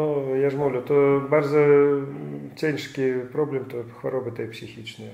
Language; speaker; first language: Polish; non-native, fluent; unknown